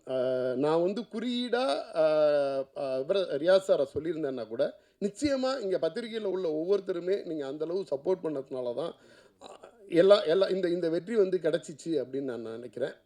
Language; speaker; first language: Tamil; native; Tamil